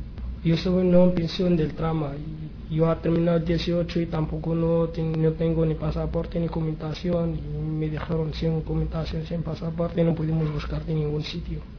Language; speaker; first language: Spanish; non-native, learner; Arabic